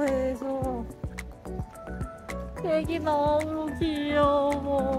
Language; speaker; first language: Korean; non-native, learner; Chinese